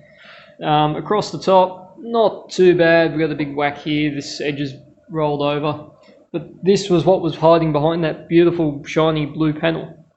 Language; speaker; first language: English; native; English